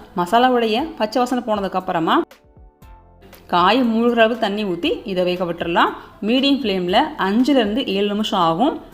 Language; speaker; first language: Tamil; native; Tamil